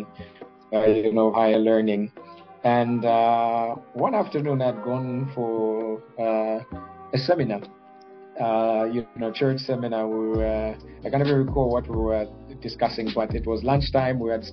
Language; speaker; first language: English; non-native, local second language; Bemba